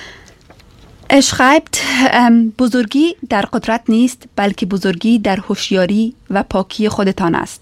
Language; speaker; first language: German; non-native, fluent; Persian